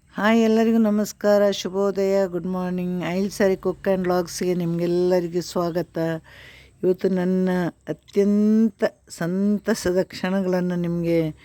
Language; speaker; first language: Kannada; native; Kannada